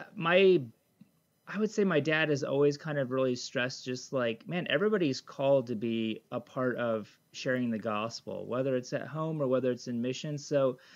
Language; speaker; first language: English; native; English